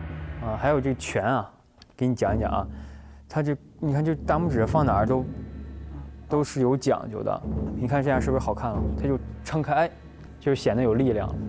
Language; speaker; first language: Chinese; native; Chinese